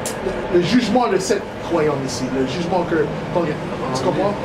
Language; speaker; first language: French; non-native, learner; English